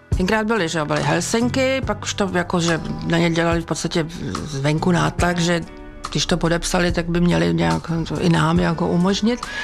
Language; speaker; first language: Czech; native; Czech